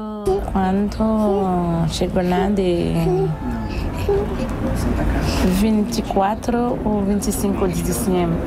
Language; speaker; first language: Portuguese; non-native, learner; Haitian Creole